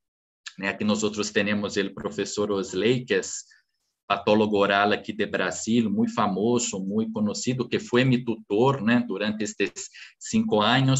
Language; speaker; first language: Spanish; non-native, fluent; Portuguese